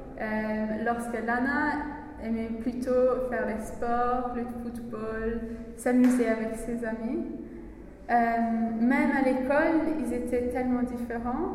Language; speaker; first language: French; non-native, learner; English